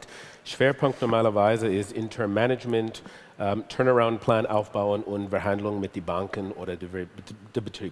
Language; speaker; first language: German; non-native, fluent; English